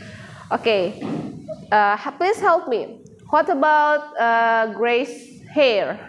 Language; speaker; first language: English; non-native, fluent; Indonesian